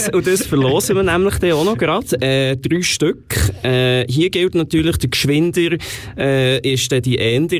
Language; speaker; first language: German; native; German